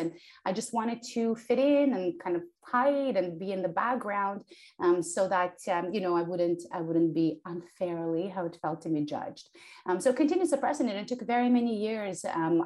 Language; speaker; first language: English; non-native, fluent; Ukrainian